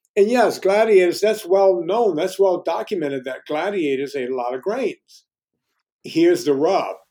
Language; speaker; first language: English; native; English